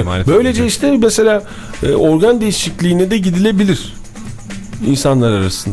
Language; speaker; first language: Turkish; native; Turkish